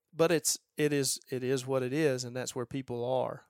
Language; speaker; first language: English; native; English